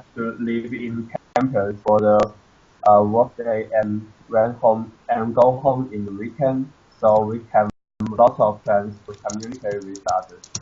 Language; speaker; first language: English; non-native, learner; Chinese